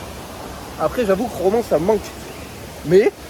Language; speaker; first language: French; native; French